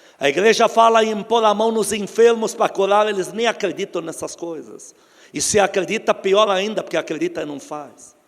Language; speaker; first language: Portuguese; non-native, fluent; Arabic